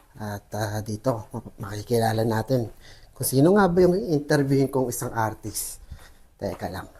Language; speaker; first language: Filipino; non-native, local second language; Waray